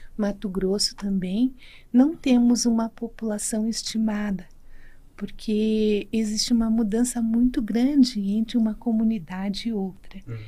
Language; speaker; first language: Portuguese; native; Portuguese